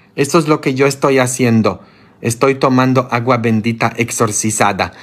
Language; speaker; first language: Spanish; non-native, fluent; Polish